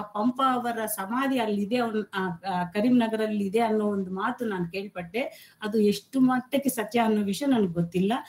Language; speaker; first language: Kannada; non-native, local second language; Telugu